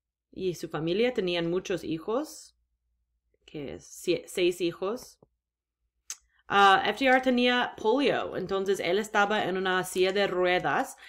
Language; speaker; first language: Spanish; non-native, fluent; English